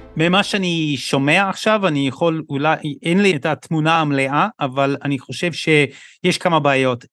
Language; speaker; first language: Hebrew; non-native, fluent; English